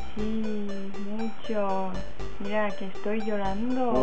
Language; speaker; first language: Spanish; non-native, learner; Japanese